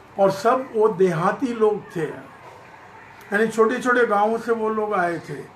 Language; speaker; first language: Hindi; non-native, local second language; Gujarati